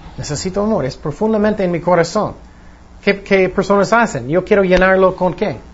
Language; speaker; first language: Spanish; non-native, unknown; English